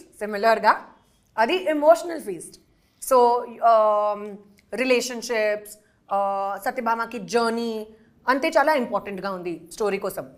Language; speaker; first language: Telugu; non-native, fluent; Hindi